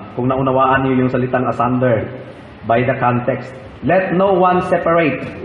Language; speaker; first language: Filipino; non-native, local second language; Cebuano